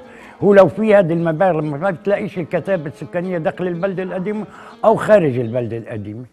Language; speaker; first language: Arabic; native; Arabic